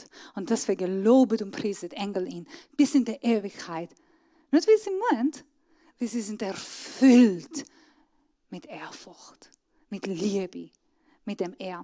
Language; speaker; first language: German; non-native, fluent; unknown